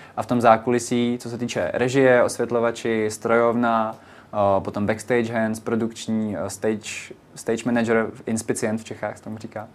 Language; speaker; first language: Czech; native; Czech